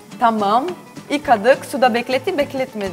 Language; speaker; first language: Turkish; non-native, learner; Portuguese